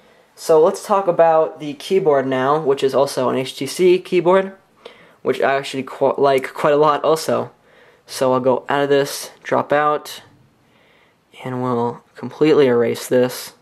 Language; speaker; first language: English; native; English